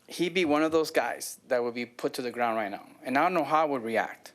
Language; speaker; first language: English; native; English